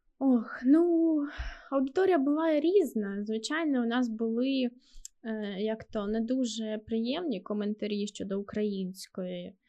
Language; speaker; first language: Ukrainian; native; Ukrainian